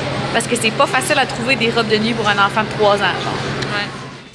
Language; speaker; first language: French; native; French